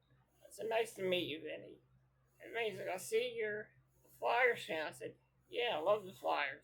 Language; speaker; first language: English; native; English